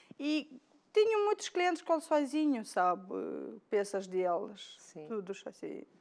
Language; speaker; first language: Portuguese; non-native, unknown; Romanian